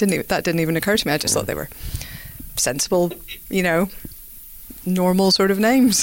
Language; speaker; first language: English; native; English